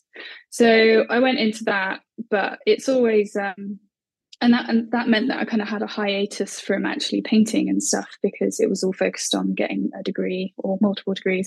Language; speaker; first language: English; native; English